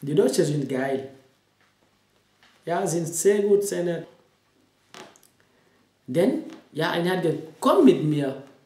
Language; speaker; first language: German; non-native, learner; French